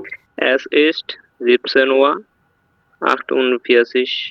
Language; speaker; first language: German; non-native, learner; Bangla